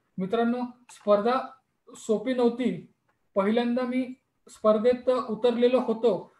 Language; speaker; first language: Marathi; non-native, local second language; Hindi